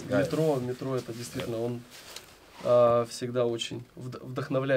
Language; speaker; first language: Russian; native; Russian